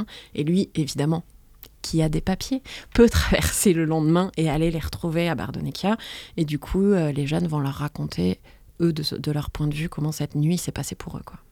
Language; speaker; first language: French; native; French